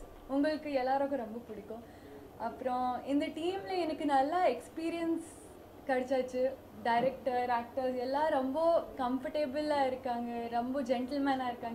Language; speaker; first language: Tamil; non-native, learner; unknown